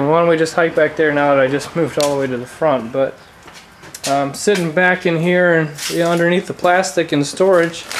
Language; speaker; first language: English; native; English